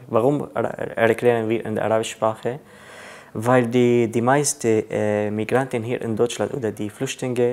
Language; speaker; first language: German; non-native, learner; Arabic